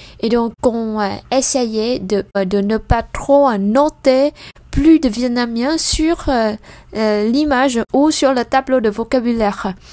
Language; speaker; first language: French; non-native, fluent; Vietnamese